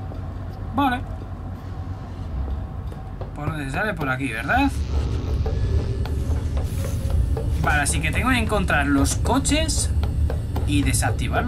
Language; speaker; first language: Spanish; native; Spanish